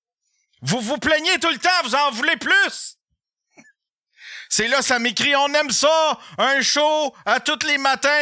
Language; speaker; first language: French; native; French